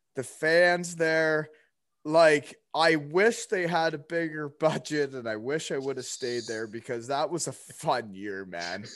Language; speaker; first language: English; native; English